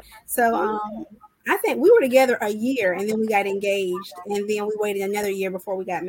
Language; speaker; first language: English; native; English